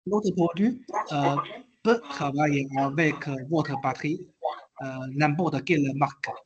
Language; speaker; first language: French; non-native, learner; Chinese